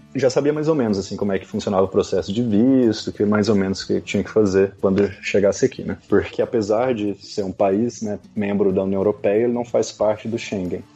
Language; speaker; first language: Portuguese; native; Portuguese